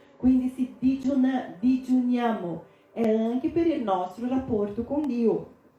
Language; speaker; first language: Italian; non-native, fluent; Portuguese